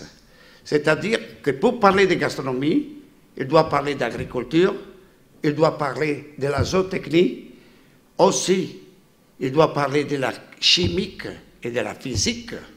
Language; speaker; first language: French; non-native, fluent; Italian